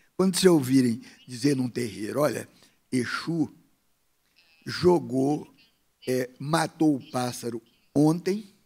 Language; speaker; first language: Portuguese; native; Portuguese